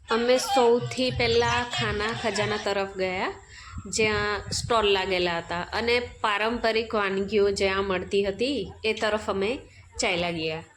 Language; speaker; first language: Gujarati; non-native, local second language; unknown